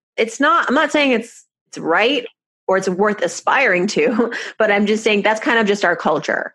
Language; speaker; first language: English; early bilingual, other home language; Persian